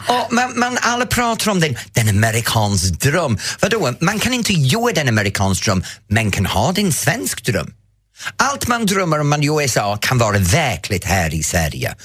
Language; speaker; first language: Swedish; non-native, fluent; English